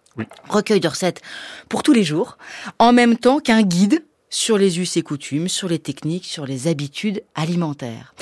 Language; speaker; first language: French; native; French